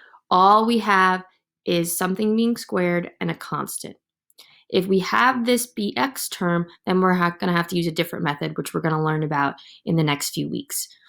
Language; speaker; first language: English; native; English